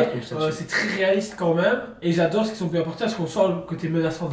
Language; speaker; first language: French; native; French